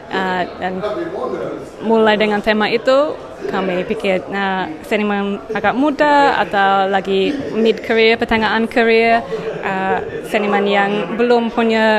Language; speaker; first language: Indonesian; non-native, fluent; English